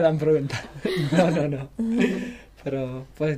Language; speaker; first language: Spanish; non-native, learner; English